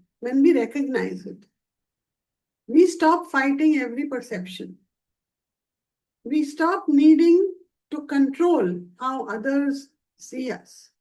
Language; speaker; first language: English; non-native, local second language; Hindi